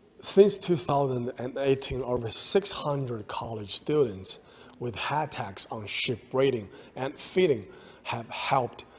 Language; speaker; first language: English; non-native, fluent; Chinese